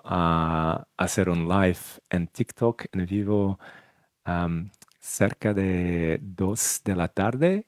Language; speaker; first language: Spanish; non-native, learner; Russian